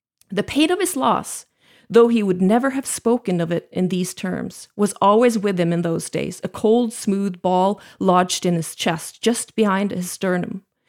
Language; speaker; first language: English; non-native, fluent; Norwegian